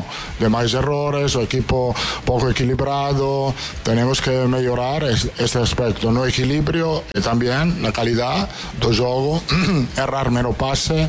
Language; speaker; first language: Portuguese; non-native, fluent; Italian